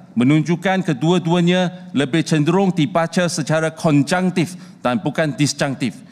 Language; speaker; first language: Malay; non-native, local second language; Chinese